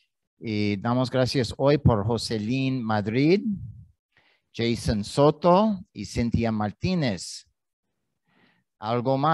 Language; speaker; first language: Spanish; non-native, learner; English